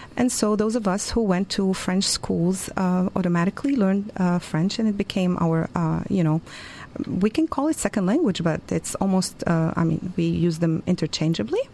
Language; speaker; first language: English; non-native, fluent; Arabic